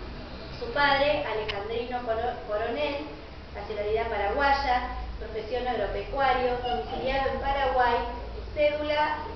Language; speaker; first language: Spanish; native; Spanish